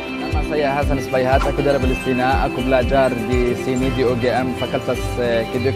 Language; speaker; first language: Indonesian; non-native, learner; Arabic